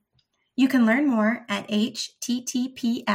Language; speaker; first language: English; early bilingual, other home language; Spanish